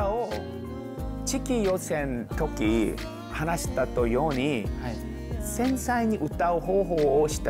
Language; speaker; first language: Japanese; non-native, fluent; Korean